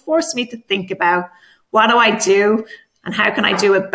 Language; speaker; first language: English; native; English